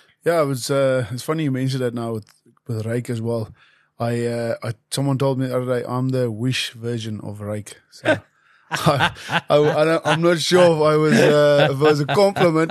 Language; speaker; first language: English; non-native, local second language; Afrikaans